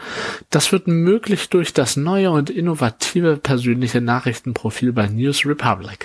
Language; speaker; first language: German; native; German